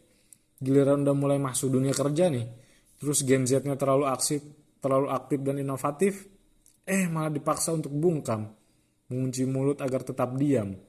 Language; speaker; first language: Indonesian; native; Indonesian